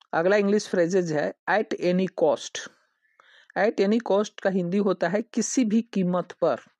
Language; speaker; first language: Hindi; native; Hindi